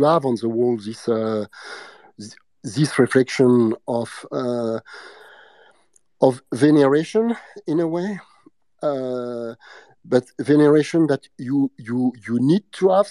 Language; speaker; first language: English; non-native, fluent; French